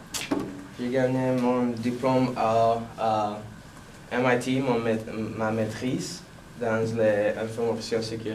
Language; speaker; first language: French; non-native, learner; English